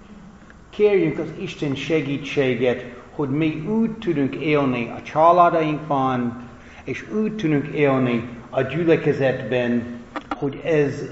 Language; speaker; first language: Hungarian; non-native, fluent; English